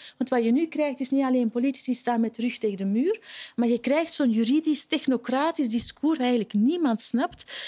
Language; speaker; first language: Dutch; native; Dutch